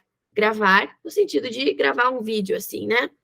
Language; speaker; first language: Portuguese; native; Portuguese